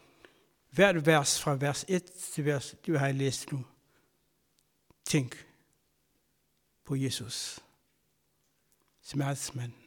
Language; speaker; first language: Danish; non-native, fluent; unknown